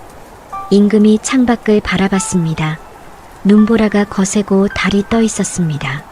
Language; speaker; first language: Korean; native; Korean